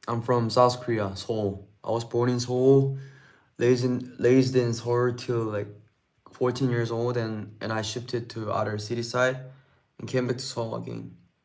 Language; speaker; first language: English; non-native, fluent; Korean